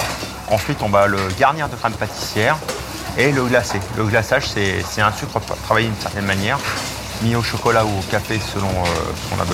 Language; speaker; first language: French; native; French